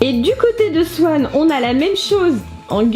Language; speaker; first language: French; native; French